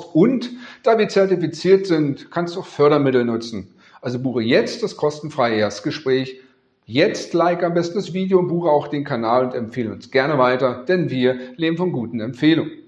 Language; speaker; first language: German; native; German